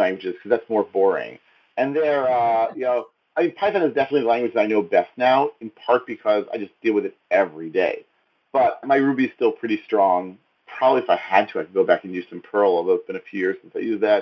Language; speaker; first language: English; native; English